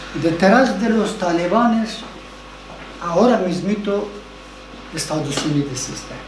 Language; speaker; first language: Spanish; non-native, learner; Persian